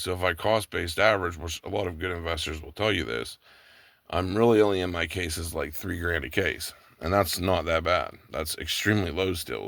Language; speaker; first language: English; native; English